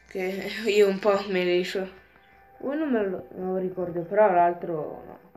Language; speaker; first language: Italian; native; Italian